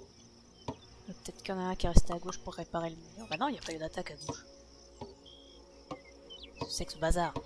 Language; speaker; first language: French; native; French